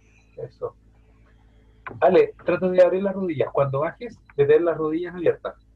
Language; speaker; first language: Spanish; native; Spanish